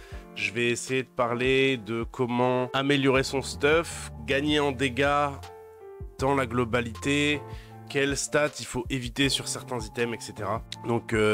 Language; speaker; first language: French; native; French